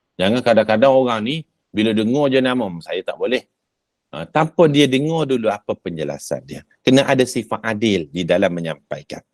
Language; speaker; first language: Malay; native; Malay